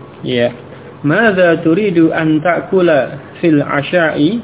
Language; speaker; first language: Arabic; non-native, fluent; Indonesian